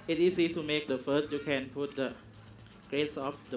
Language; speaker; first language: English; non-native, learner; Thai